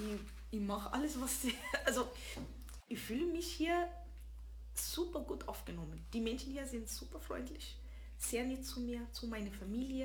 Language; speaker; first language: German; early bilingual, other home language; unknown